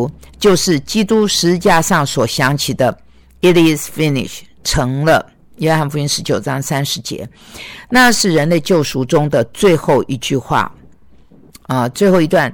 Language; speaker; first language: Chinese; native; Chinese